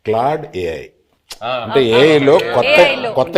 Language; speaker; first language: Telugu; native; Telugu